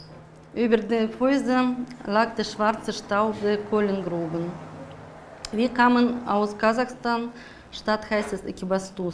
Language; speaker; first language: German; non-native, fluent; Russian